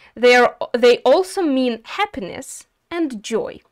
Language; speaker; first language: English; non-native, fluent; Ukrainian